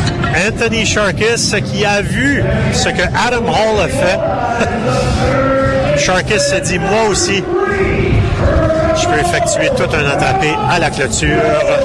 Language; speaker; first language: French; native; French